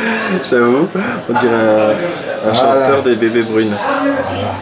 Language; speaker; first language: French; native; French